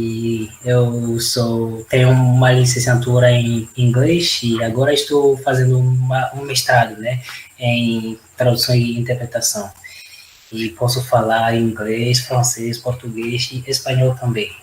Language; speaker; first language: Portuguese; non-native, fluent; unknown